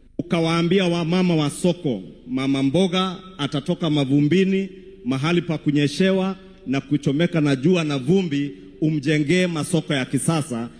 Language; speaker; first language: Swahili; non-native, local second language; Kikuyu